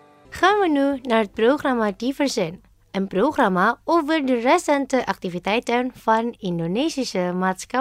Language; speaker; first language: Dutch; non-native, learner; Indonesian